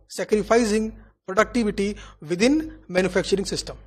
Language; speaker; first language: Hindi; native; Hindi